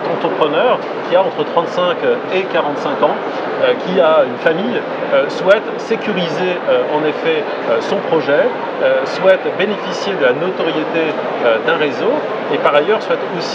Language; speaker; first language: French; native; French